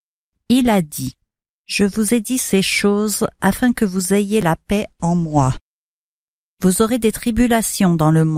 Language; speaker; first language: French; native; French